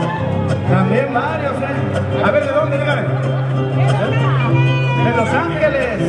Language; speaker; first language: Spanish; native; Spanish